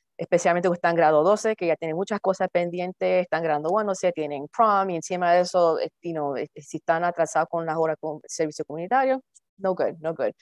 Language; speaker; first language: Spanish; early bilingual, heritage; Spanish